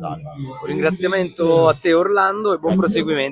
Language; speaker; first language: Italian; native; Italian